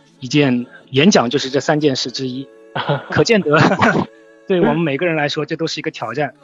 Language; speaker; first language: Chinese; native; Chinese